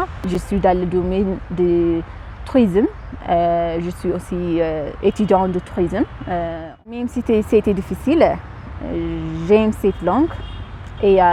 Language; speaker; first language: French; non-native, fluent; Amharic